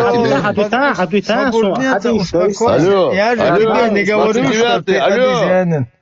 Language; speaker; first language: Russian; native; Russian